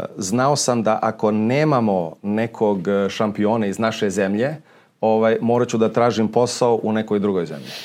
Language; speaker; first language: Serbian; early bilingual, heritage; Serbian